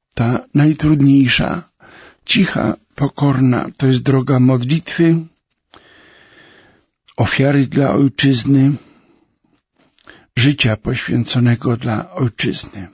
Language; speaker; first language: Polish; native; Polish